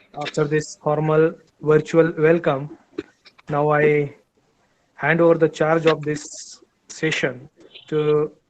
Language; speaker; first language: English; non-native, local second language; Marathi